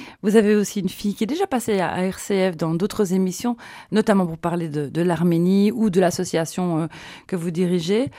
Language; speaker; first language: French; native; French